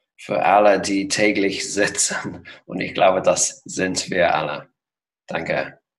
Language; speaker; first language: German; non-native, fluent; English